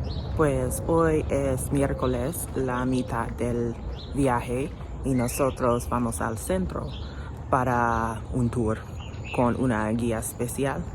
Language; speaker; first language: Spanish; non-native, learner; English